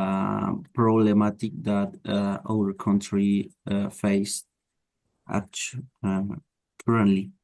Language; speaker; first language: English; non-native, learner; Spanish